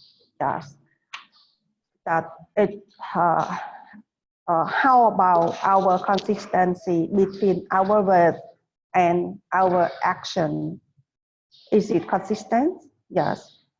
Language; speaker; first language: English; non-native, fluent; Khmer